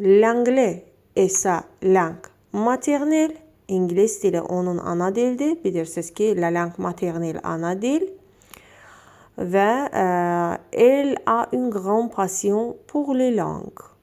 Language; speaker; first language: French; non-native, fluent; Azerbaijani